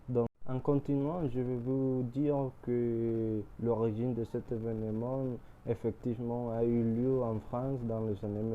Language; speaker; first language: French; non-native, learner; Spanish